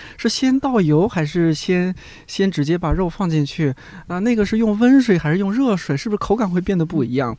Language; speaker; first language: Chinese; native; Chinese